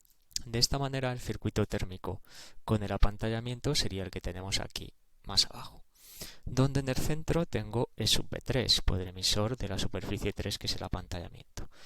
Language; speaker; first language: Spanish; native; Spanish